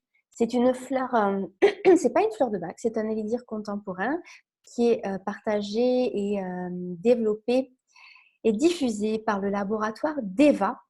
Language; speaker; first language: French; native; French